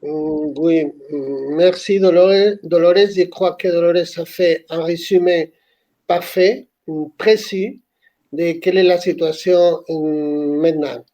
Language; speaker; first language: French; non-native, fluent; Spanish